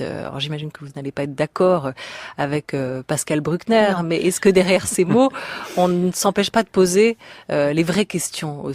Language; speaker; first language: French; native; French